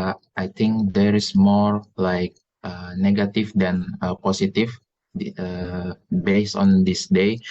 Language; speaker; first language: English; non-native, learner; Indonesian